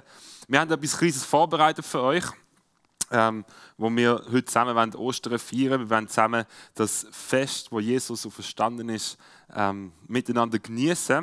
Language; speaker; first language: German; native; German